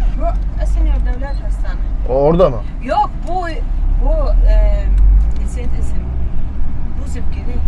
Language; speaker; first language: Turkish; non-native, learner; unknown